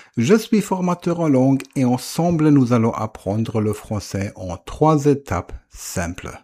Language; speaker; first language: French; non-native, fluent; German